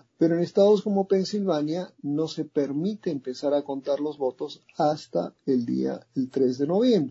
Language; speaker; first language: Spanish; native; Spanish